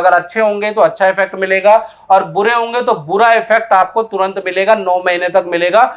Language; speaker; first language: Hindi; native; Hindi